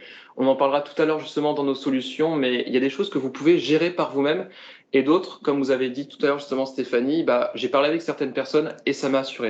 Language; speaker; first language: French; native; French